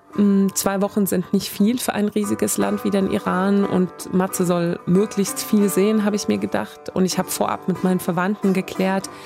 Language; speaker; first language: German; early bilingual, other home language; Swedish